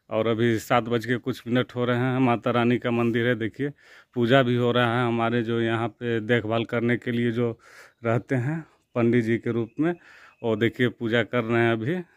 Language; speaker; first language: Hindi; native; Hindi